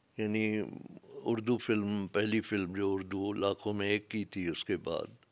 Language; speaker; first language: Urdu; non-native, local second language; Sindhi